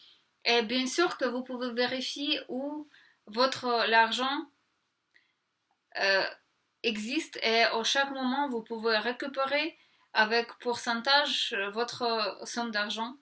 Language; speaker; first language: French; non-native, fluent; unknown